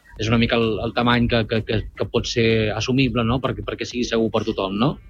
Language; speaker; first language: Catalan; native; Catalan